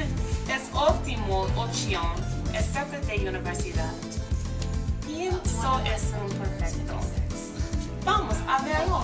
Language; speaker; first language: Spanish; non-native, learner; English